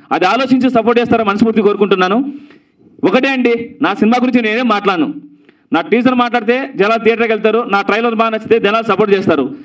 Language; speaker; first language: Telugu; native; Telugu